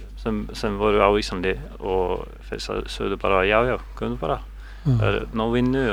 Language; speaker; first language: Icelandic; non-native, learner; Polish